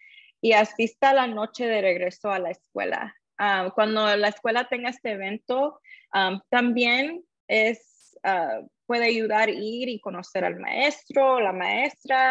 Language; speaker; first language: Spanish; early bilingual, heritage; Spanish